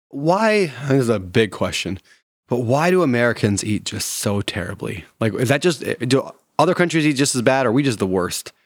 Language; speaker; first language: English; native; English